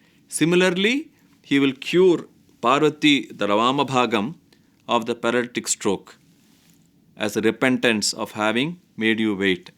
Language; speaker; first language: English; non-native, local second language; Tamil